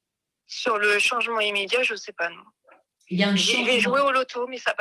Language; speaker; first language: French; native; French